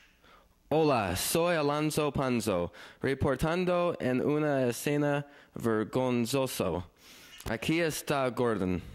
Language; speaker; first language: Spanish; non-native, learner; English